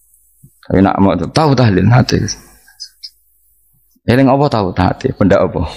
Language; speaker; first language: Indonesian; non-native, local second language; Javanese